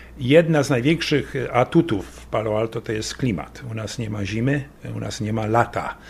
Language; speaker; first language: Polish; early bilingual, heritage; Polish